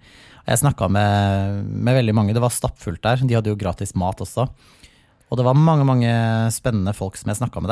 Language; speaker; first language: Norwegian; native; Norwegian